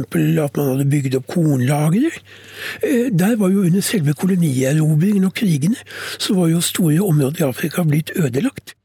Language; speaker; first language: Norwegian; native; Norwegian